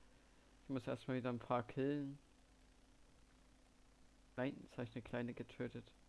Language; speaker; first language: German; native; German